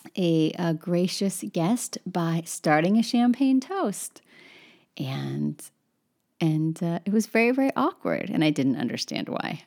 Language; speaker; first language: English; native; English